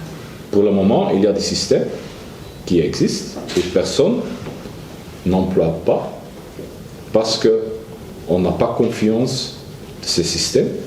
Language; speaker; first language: French; non-native, learner; Dutch